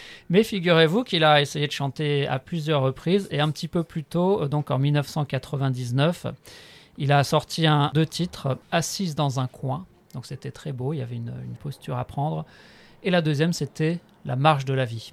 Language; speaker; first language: French; native; French